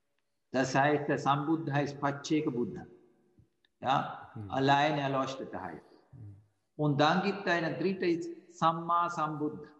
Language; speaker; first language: German; non-native, fluent; Sinhala